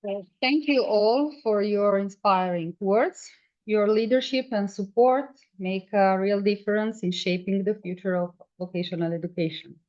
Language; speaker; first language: English; non-native, fluent; Slovenian